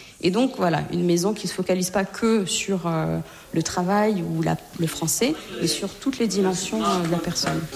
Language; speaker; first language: French; native; French